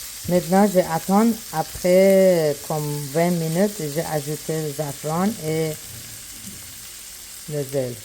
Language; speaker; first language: French; non-native, learner; Persian